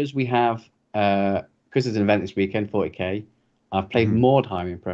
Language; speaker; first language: English; native; English